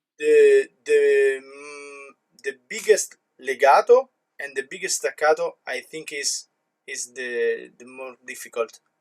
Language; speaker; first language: English; non-native, learner; Italian